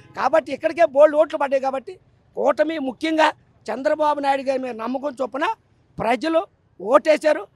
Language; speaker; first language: Telugu; native; Telugu